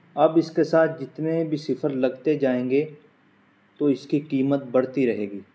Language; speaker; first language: Urdu; non-native, local second language; Punjabi